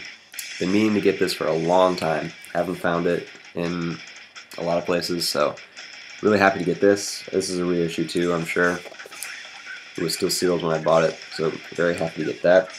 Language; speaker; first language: English; native; English